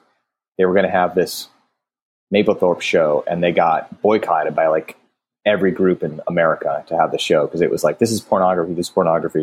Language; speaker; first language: English; native; English